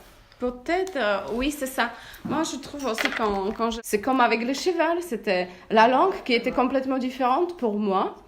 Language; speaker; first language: French; non-native, fluent; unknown